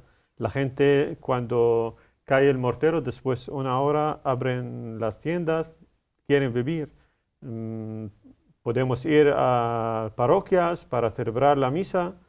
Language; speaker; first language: Spanish; non-native, learner; Arabic